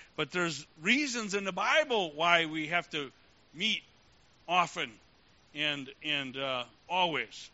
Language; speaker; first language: English; native; English